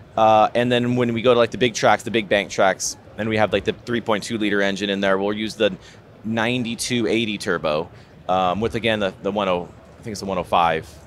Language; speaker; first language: English; native; English